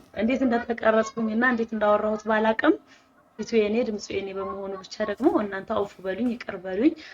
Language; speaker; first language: Amharic; native; Amharic